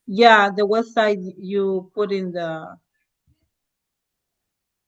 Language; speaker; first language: English; non-native, learner; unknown